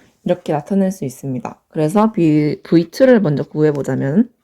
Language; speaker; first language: Korean; native; Korean